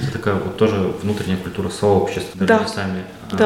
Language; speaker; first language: Russian; native; Russian